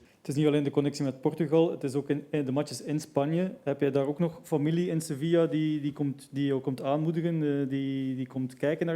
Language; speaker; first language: Dutch; native; Dutch